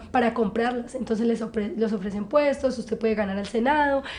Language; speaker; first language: Spanish; native; Spanish